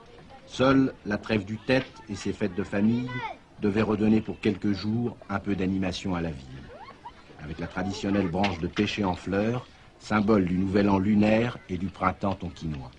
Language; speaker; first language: French; native; French